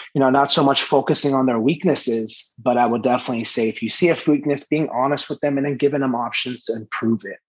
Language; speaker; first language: English; early bilingual, other home language; Persian